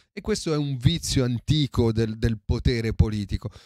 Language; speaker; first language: Italian; native; Italian